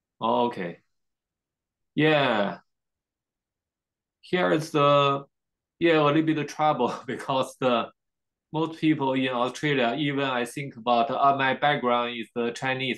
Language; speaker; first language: English; non-native, learner; Chinese